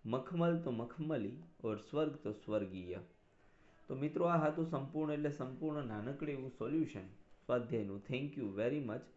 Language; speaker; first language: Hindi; non-native, local second language; Gujarati